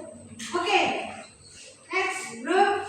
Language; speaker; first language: English; non-native, learner; Indonesian